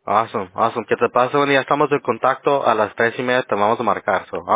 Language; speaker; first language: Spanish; early bilingual, heritage; Spanish